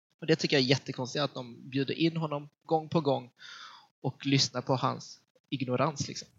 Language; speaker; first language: Swedish; early bilingual, other home language; Vietnamese